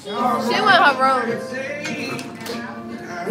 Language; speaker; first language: English; native; English